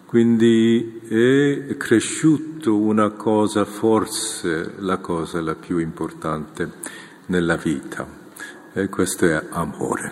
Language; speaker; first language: Italian; non-native, fluent; Korean